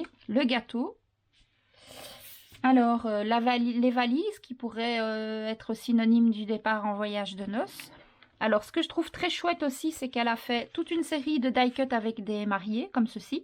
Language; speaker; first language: French; native; French